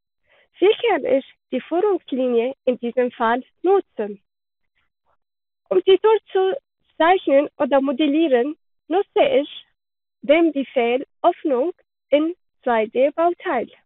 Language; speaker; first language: German; non-native, learner; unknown